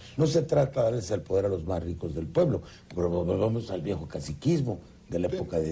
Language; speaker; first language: Spanish; native; Spanish